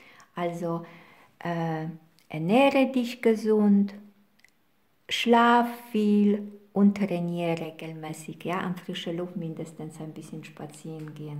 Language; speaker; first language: German; non-native, fluent; Polish